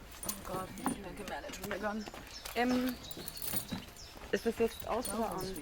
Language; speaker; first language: German; native; German